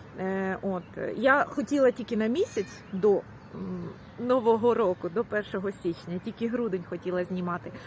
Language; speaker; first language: Ukrainian; non-native, local second language; Russian